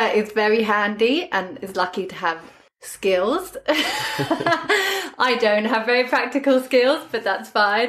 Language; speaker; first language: English; native; English